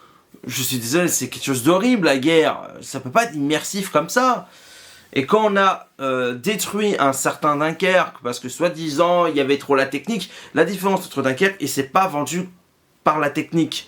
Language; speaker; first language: French; native; French